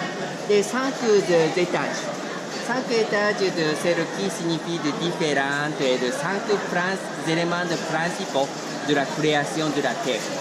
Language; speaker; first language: French; non-native, learner; Japanese